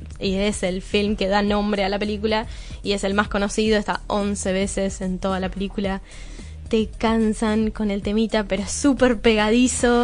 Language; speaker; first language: Spanish; native; Spanish